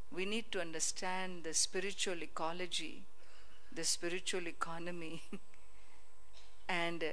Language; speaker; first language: English; non-native, local second language; Hindi